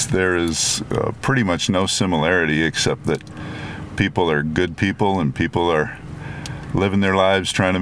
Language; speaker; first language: English; non-native, fluent; French